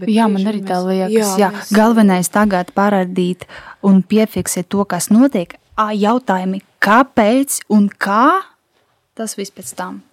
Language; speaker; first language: Latvian; non-native, local second language; Russian